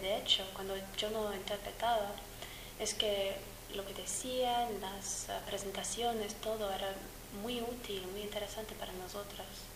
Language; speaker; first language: Spanish; non-native, fluent; English